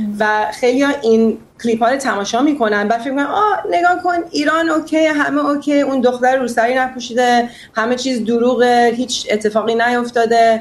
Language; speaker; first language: Persian; early bilingual, heritage; Persian